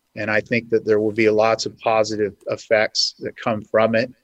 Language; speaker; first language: English; native; English